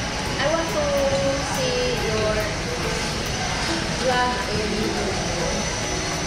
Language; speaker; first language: English; non-native, local second language; Cebuano